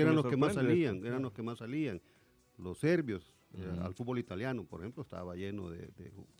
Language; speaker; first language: Spanish; native; Spanish